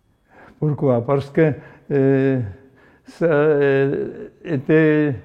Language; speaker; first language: French; non-native, learner; Polish